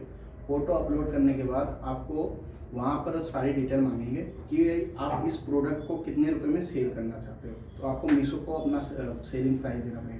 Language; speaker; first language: Hindi; native; Hindi